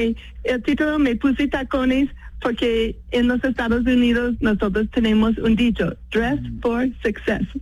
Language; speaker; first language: Spanish; non-native, fluent; English